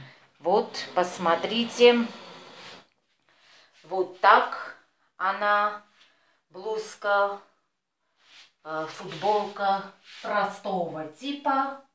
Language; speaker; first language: Russian; non-native, fluent; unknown